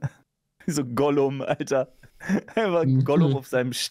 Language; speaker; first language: German; native; German